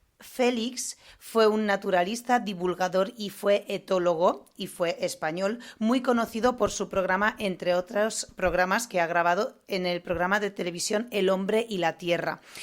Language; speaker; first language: Spanish; non-native, fluent; Polish